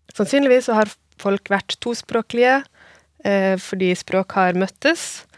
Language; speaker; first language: Norwegian; native; Norwegian